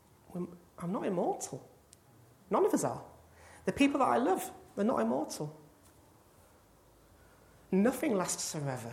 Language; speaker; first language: English; native; English